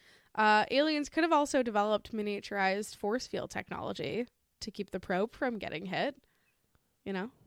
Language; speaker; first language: English; native; English